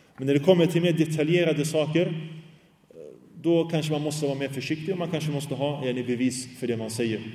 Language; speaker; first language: Swedish; early bilingual, other home language; Arabic